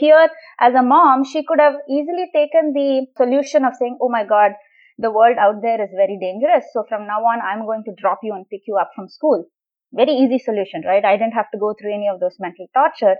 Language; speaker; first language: English; non-native, local second language; Tamil